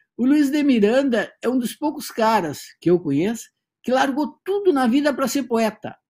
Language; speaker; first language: Portuguese; native; Portuguese